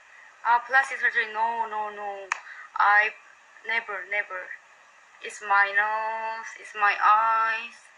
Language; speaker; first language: English; non-native, learner; Korean